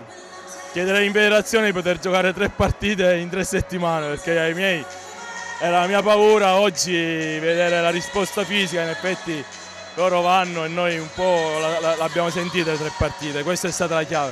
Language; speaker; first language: Italian; native; Italian